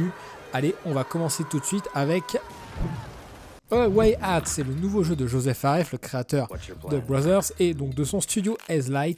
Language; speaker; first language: French; native; French